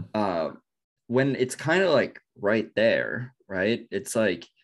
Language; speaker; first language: English; non-native, fluent; Norwegian